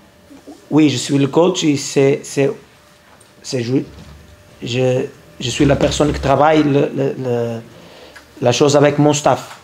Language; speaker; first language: French; non-native, learner; Portuguese